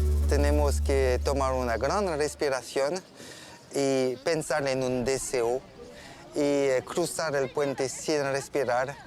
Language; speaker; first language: Spanish; non-native, learner; French